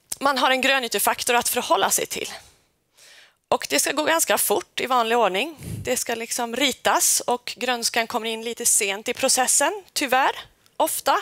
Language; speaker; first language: Swedish; native; Swedish